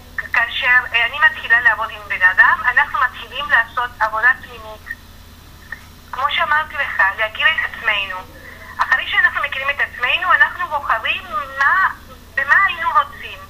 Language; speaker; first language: Hebrew; non-native, fluent; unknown